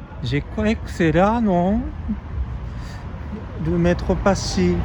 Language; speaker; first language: French; non-native, learner; Japanese